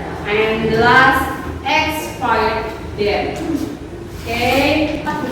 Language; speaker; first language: English; non-native, learner; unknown